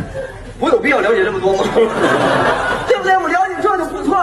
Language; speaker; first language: Chinese; native; Chinese